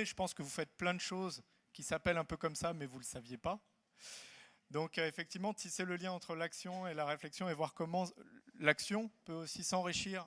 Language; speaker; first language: French; native; French